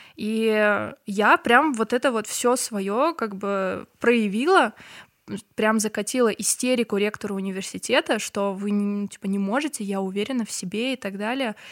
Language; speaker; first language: Russian; non-native, local second language; Turkmen